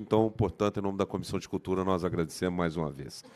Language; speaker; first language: Portuguese; native; Portuguese